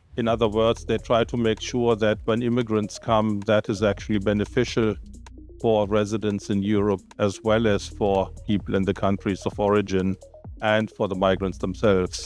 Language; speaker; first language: English; non-native, fluent; German